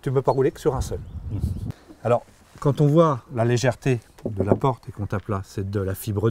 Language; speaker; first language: French; native; French